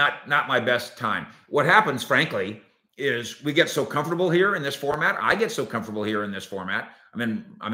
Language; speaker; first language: English; native; English